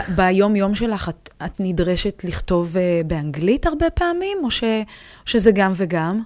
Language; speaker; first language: Hebrew; native; Hebrew